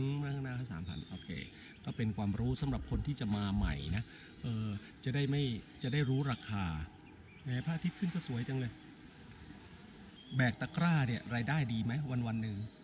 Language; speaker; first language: Thai; native; Thai